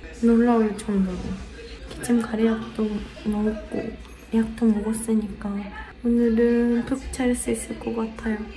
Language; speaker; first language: Korean; non-native, fluent; Japanese